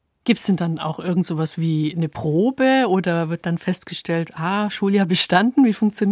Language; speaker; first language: German; native; German